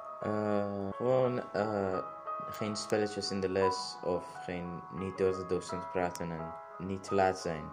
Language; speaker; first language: Dutch; non-native, learner; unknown